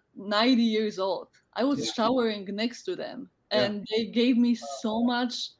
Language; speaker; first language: English; non-native, fluent; Polish